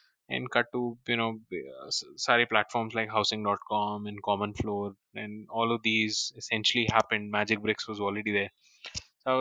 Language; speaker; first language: English; non-native, local second language; Hindi